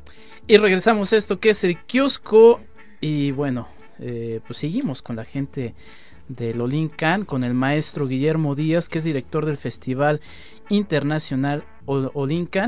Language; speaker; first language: Spanish; native; Spanish